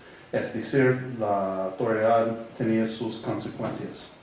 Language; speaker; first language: Spanish; non-native, fluent; English